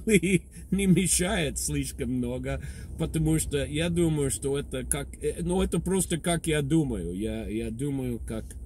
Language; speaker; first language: Russian; non-native, fluent; English